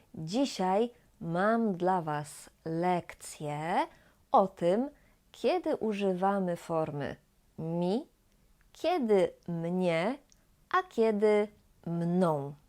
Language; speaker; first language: Polish; native; Polish